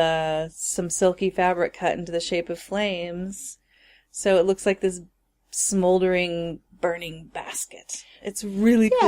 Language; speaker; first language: English; native; English